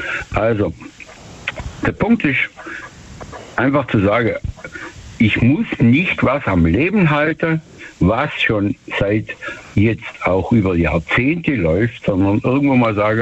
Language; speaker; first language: German; native; German